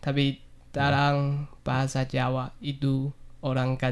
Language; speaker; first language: Indonesian; non-native, learner; Chinese